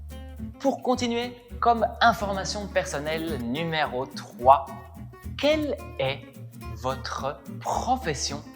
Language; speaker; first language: French; non-native, fluent; Spanish